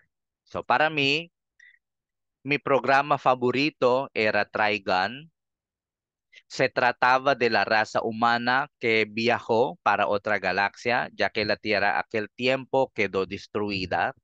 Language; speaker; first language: Spanish; non-native, fluent; Filipino